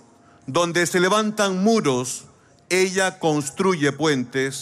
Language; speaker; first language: Spanish; native; Spanish